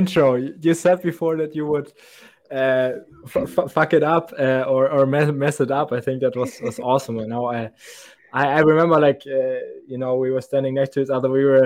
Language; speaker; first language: English; non-native, fluent; German